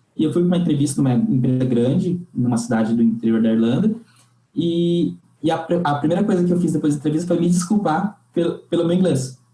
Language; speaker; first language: Portuguese; native; Portuguese